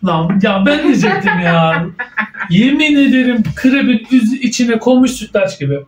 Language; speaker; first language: Turkish; native; Turkish